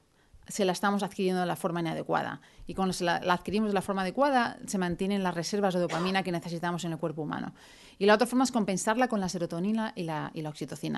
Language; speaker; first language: Spanish; native; Spanish